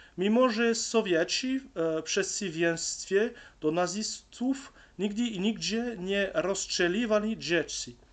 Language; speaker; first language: Polish; non-native, learner; French